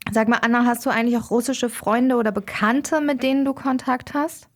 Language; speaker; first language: German; native; German